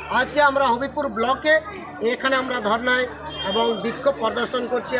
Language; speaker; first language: Bangla; non-native, local second language; Santali